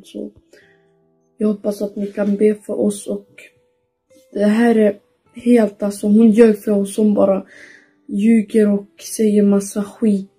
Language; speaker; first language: Swedish; early bilingual, other home language; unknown